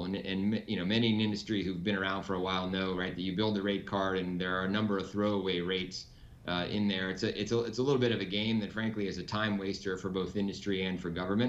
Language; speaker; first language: English; native; English